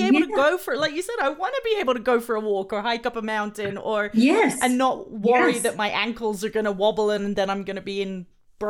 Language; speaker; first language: English; native; English